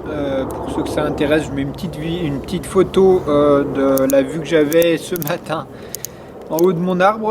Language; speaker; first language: French; native; French